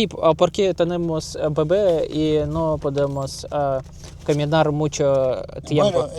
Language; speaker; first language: Spanish; non-native, learner; Russian